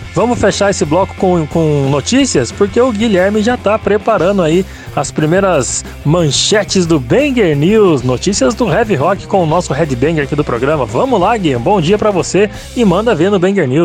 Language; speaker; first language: Portuguese; native; Portuguese